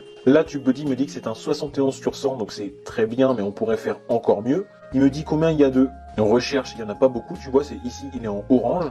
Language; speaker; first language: French; native; French